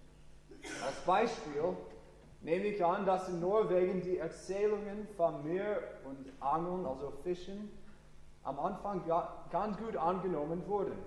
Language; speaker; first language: German; non-native, fluent; English